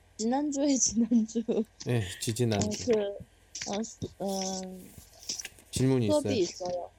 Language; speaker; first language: Korean; non-native, learner; Chinese